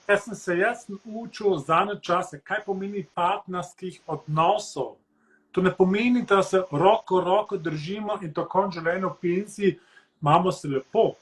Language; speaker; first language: Slovenian; early bilingual, heritage; Slovenian